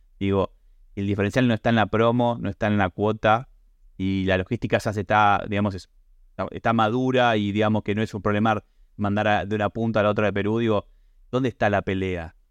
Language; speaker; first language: Spanish; native; Spanish